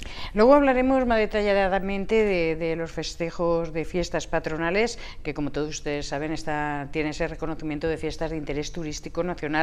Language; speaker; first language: Spanish; native; Spanish